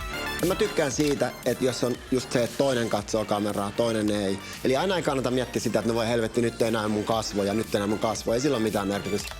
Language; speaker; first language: Finnish; native; Finnish